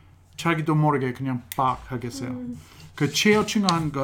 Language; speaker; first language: Korean; non-native, fluent; English